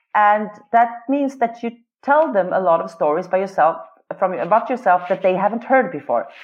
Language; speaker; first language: English; non-native, fluent; Swedish